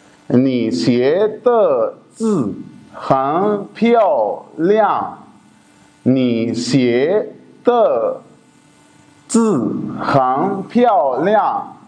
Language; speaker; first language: Chinese; non-native, learner; Urdu